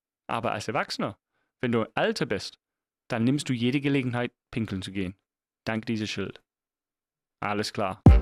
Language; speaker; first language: German; non-native, fluent; English